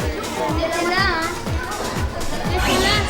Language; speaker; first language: French; native; French